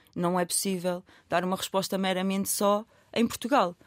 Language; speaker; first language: Portuguese; native; Portuguese